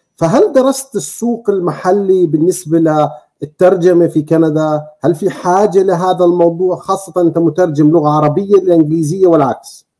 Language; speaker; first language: Arabic; native; Arabic